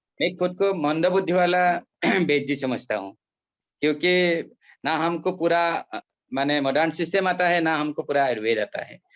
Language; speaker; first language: Hindi; non-native, local second language; Assamese